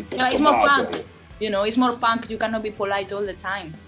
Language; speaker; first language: English; non-native, fluent; Spanish